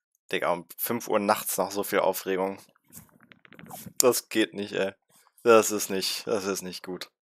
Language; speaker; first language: German; native; German